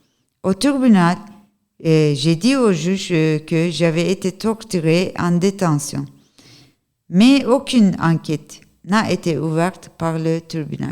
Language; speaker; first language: French; non-native, learner; Turkish